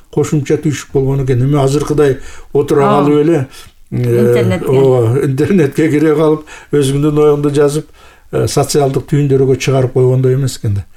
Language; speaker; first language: Kyrgyz; native; Kyrgyz